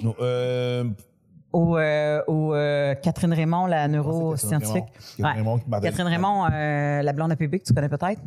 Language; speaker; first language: French; native; French